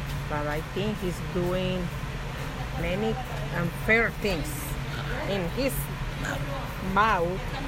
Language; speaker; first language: English; non-native, learner; Spanish